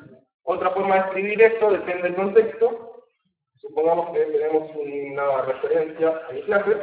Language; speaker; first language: Spanish; native; Spanish